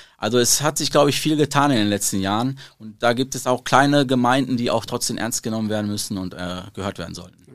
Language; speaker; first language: German; early bilingual, other home language; Arabic